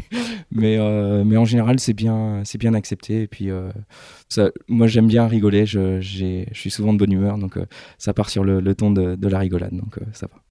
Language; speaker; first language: French; early bilingual, other home language; English